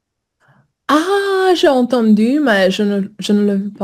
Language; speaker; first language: French; non-native, fluent; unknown